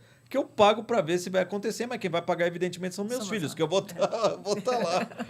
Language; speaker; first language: Portuguese; native; Portuguese